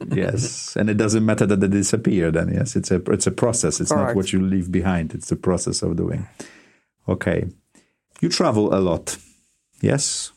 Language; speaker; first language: English; non-native, fluent; Polish